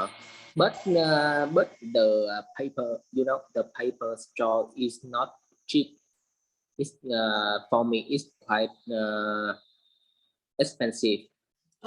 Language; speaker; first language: English; non-native, learner; Vietnamese